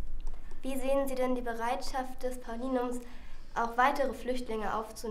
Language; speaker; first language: German; native; German